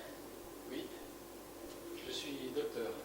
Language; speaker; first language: French; native; French